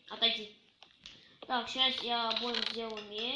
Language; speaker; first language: Russian; native; Russian